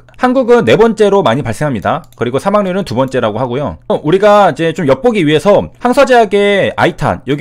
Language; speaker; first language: Korean; native; Korean